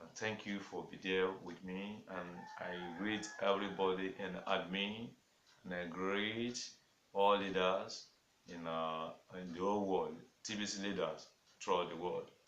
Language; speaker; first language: English; non-native, local second language; Yoruba